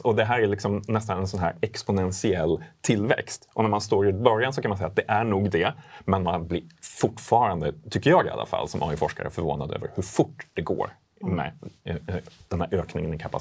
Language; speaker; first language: Swedish; native; Swedish